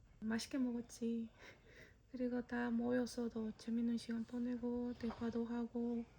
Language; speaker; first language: Korean; non-native, fluent; Spanish